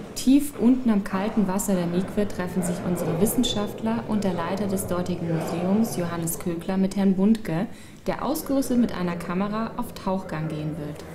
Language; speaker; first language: German; native; German